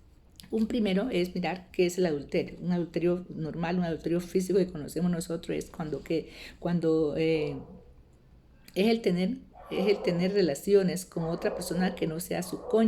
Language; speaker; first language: Spanish; native; Spanish